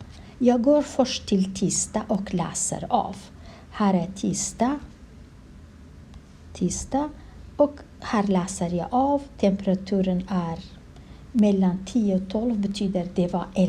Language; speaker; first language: Swedish; non-native, learner; Kurdish